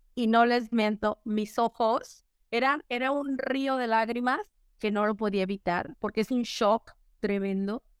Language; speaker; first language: Spanish; native; Spanish